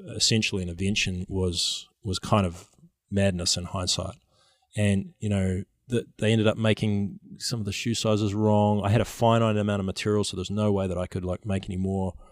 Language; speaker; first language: English; native; English